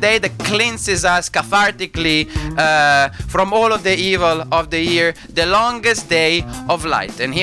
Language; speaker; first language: English; non-native, fluent; Italian